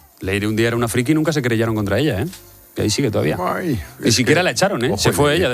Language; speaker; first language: Spanish; native; Spanish